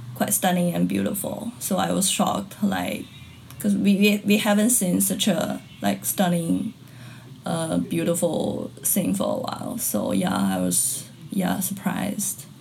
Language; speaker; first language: English; non-native, fluent; Chinese